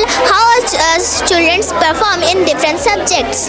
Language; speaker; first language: English; non-native, learner; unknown